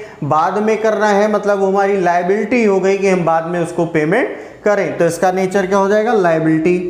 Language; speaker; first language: Hindi; native; Hindi